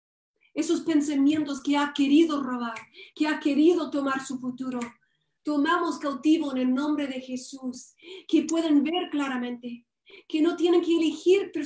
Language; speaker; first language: Spanish; non-native, fluent; English